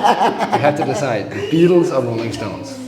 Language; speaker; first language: English; non-native, fluent; Danish